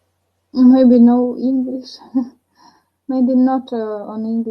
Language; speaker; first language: English; non-native, learner; Russian